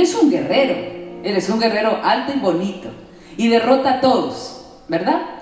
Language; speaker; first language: Spanish; native; Spanish